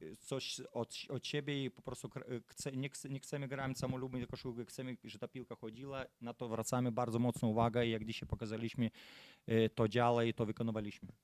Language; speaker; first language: Polish; non-native, fluent; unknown